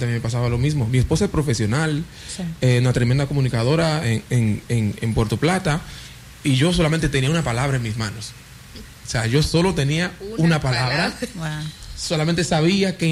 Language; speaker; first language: Spanish; non-native, fluent; Haitian Creole